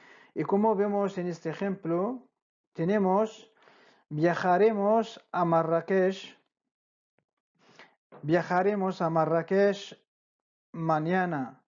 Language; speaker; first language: Spanish; non-native, fluent; Arabic